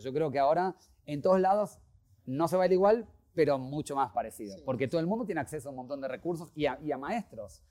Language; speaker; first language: Spanish; native; Spanish